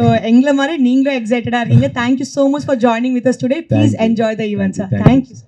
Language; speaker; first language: Tamil; native; Tamil